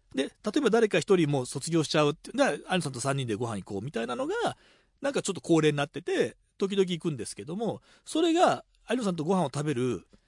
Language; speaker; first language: Japanese; native; Japanese